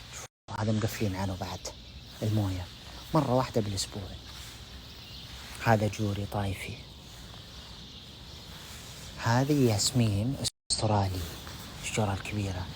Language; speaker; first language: Arabic; native; Arabic